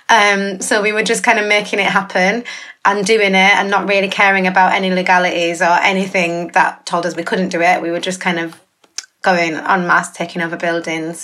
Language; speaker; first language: English; native; English